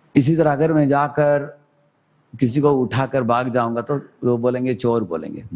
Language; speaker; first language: Hindi; non-native, local second language; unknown